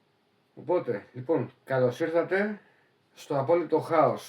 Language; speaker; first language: Greek; native; Greek